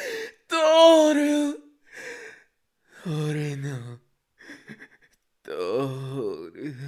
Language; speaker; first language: Japanese; non-native, learner; Spanish